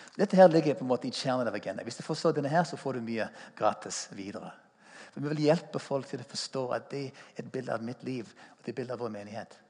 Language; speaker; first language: Norwegian; non-native, fluent; English